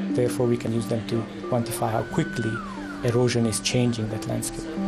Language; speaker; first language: English; non-native, fluent; Romanian